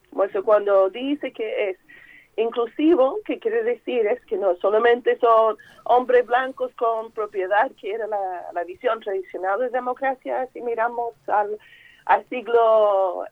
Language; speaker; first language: Spanish; non-native, fluent; English